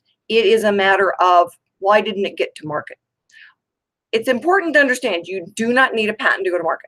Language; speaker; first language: English; native; English